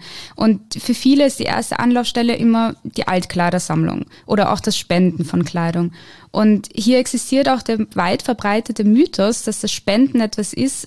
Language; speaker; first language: German; native; German